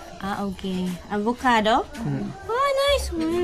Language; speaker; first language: English; non-native, local second language; Filipino